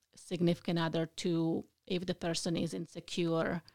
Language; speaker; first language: English; non-native, fluent; Bosnian